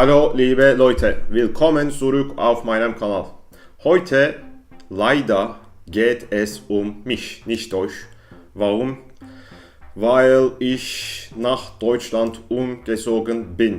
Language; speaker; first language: German; non-native, learner; Turkish